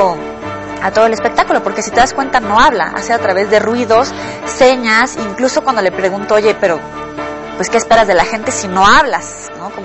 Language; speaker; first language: Spanish; native; Spanish